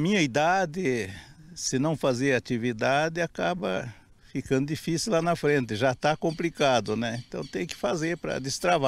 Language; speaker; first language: Portuguese; native; Portuguese